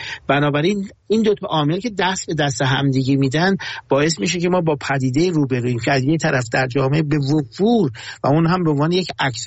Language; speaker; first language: Persian; native; Persian